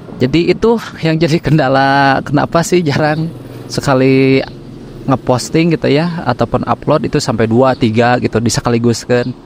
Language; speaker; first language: Indonesian; native; Indonesian